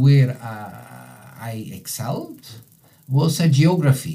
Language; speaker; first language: English; non-native, fluent; Italian